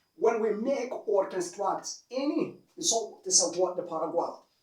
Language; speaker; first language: English; non-native, local second language; Amharic